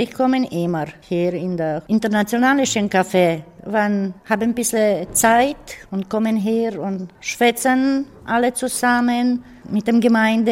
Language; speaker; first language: German; non-native, learner; Romanian